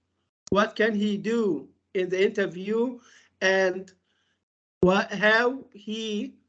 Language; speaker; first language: English; non-native, fluent; Arabic